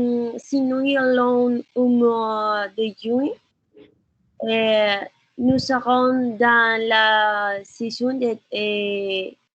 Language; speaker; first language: French; non-native, learner; Spanish